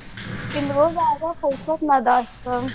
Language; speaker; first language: Persian; non-native, learner; Urdu